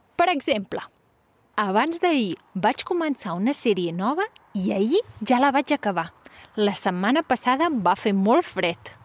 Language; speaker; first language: Catalan; native; Catalan